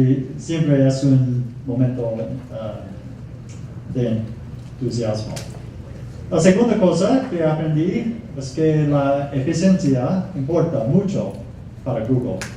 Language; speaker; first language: Spanish; non-native, fluent; English